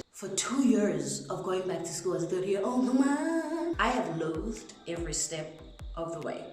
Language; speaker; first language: English; non-native, local second language; Zulu